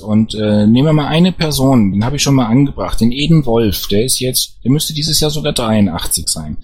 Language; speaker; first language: German; native; German